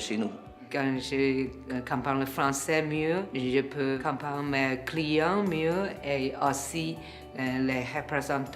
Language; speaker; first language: French; non-native, learner; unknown